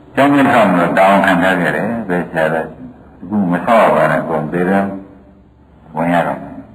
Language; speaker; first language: Burmese; native; Burmese